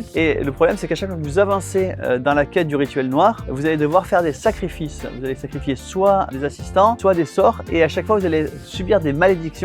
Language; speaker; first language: French; native; French